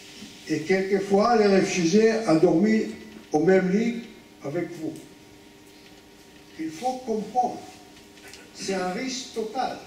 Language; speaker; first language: French; non-native, fluent; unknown